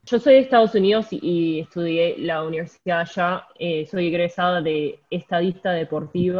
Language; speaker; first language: Spanish; native; Spanish